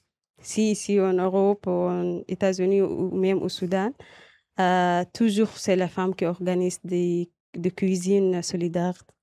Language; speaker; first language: French; non-native, learner; Arabic